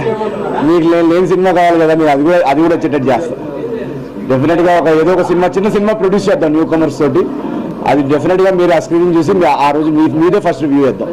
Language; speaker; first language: Telugu; native; Telugu